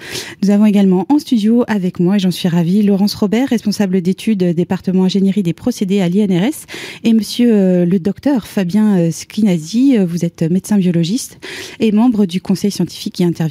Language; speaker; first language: French; native; French